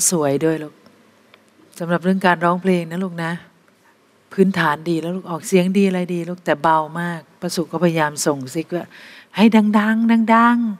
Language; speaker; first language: Thai; native; Thai